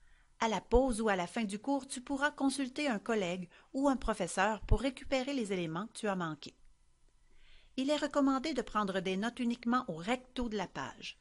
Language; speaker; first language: French; native; French